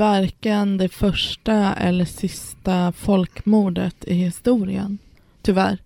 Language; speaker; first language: Swedish; early bilingual, other home language; Persian